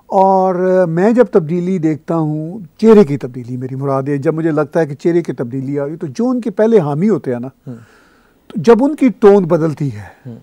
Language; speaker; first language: Urdu; native; Urdu